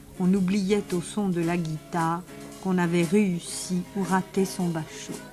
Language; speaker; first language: French; native; French